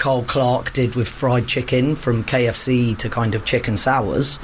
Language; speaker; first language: English; native; English